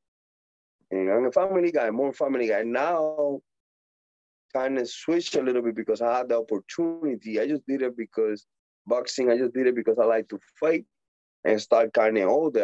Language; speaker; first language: English; non-native, learner; Spanish